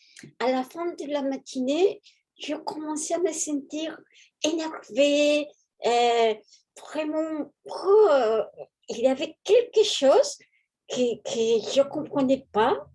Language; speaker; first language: French; non-native, fluent; Spanish